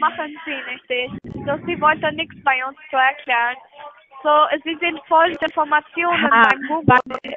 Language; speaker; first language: German; non-native, learner; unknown